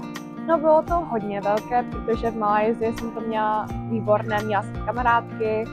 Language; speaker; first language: Czech; early bilingual, heritage; Czech